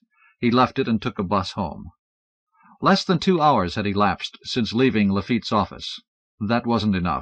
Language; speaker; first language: English; native; English